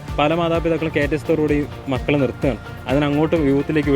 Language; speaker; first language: Malayalam; native; Malayalam